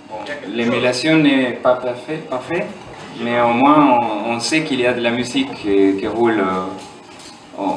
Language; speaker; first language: French; non-native, fluent; German